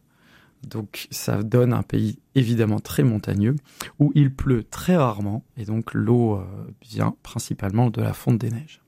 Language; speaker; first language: French; native; French